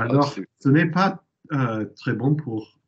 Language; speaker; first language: French; non-native, learner; English